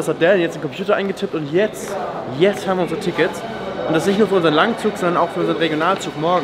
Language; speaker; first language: German; native; German